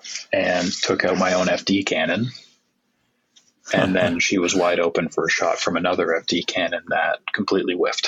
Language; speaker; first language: English; native; English